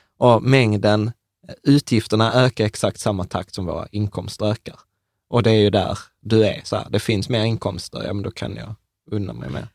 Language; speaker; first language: Swedish; early bilingual, other home language; Czech